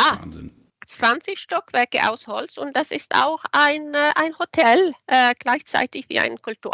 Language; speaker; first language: German; non-native, fluent; Swedish